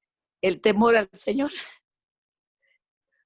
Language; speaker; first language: Spanish; native; Spanish